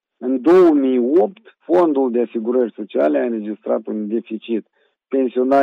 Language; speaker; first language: Romanian; native; Romanian